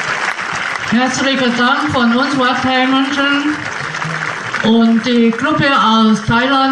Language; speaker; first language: German; non-native, fluent; Thai